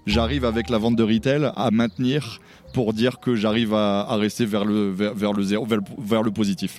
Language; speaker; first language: French; native; French